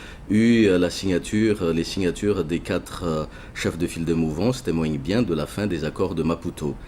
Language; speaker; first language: French; non-native, local second language; Malagasy